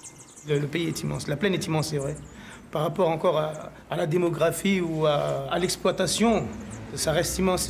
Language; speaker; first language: French; non-native, local second language; Malagasy